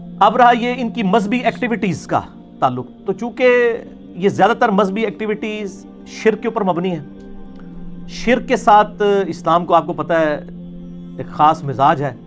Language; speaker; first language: Urdu; non-native, local second language; Punjabi